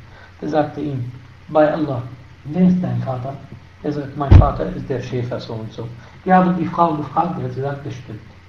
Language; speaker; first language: German; non-native, fluent; Arabic